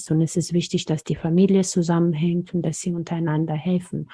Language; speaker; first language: German; non-native, fluent; Amharic